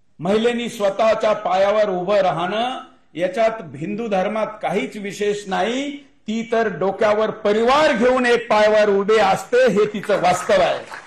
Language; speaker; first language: Marathi; native; Marathi